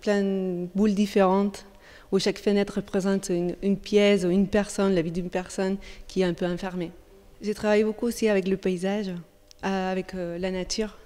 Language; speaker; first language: French; non-native, fluent; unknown